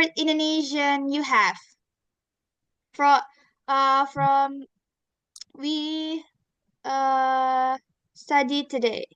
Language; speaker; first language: English; non-native, learner; Indonesian